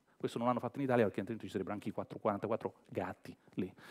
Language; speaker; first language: Italian; native; Italian